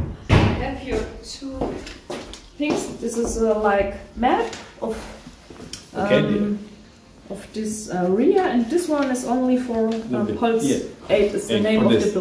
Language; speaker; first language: English; non-native, learner; German